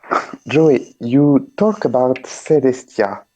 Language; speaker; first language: English; non-native, learner; French